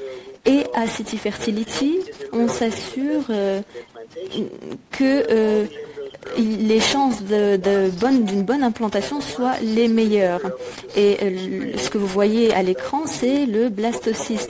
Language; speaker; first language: French; native; French